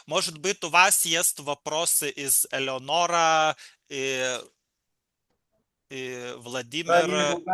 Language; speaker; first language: Russian; non-native, learner; Lithuanian